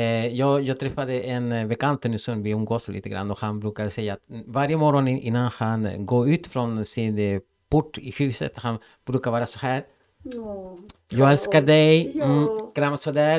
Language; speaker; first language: Swedish; non-native, fluent; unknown